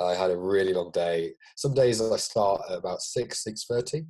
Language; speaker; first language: English; native; English